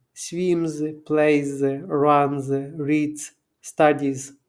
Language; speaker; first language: English; non-native, fluent; Ukrainian